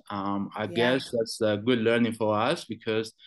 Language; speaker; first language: English; non-native, fluent; Chinese